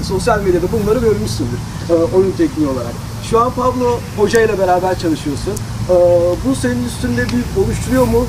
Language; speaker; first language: Turkish; native; Turkish